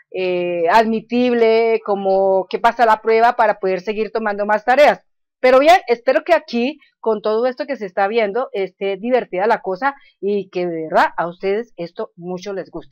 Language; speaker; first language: Spanish; native; Spanish